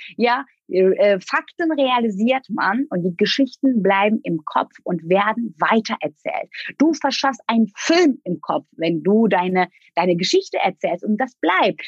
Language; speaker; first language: German; non-native, fluent; Turkish